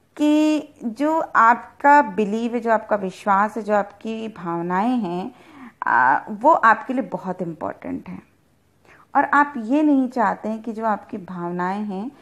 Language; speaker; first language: Hindi; native; Hindi